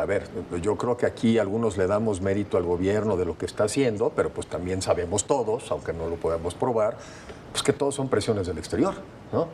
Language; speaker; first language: Spanish; native; Spanish